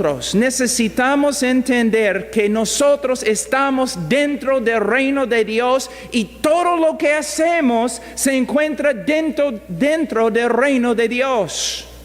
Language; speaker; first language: Spanish; non-native, fluent; English